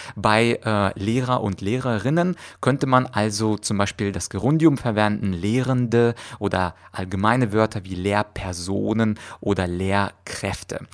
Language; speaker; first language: German; early bilingual, other home language; Russian